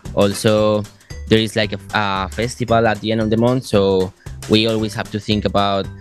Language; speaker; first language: English; non-native, fluent; Spanish